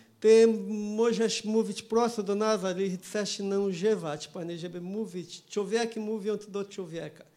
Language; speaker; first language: Polish; non-native, learner; Portuguese